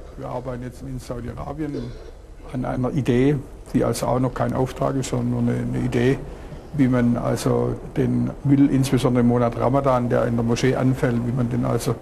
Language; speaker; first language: German; native; German